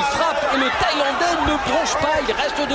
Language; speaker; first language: French; native; French